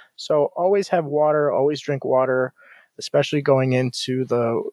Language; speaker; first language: English; native; English